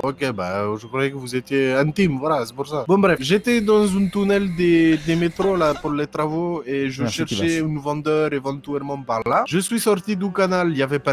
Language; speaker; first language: French; native; French